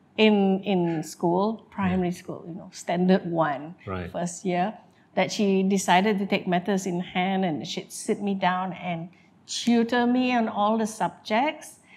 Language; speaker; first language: English; non-native, local second language; Malay